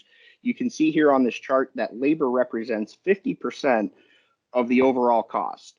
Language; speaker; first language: English; native; English